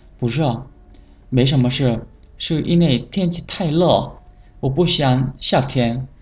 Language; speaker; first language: Chinese; non-native, fluent; Korean